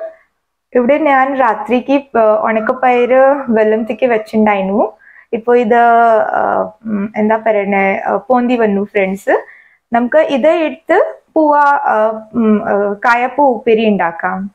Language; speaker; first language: Malayalam; non-native, learner; Hindi